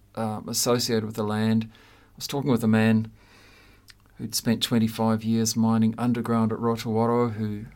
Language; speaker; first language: English; native; English